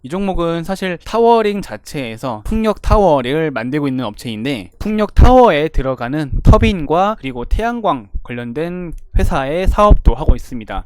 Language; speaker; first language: Korean; native; Korean